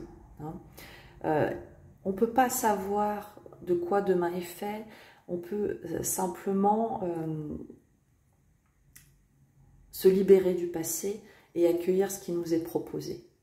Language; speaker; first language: French; native; French